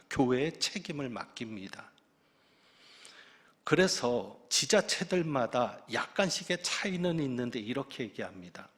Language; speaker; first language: Korean; native; Korean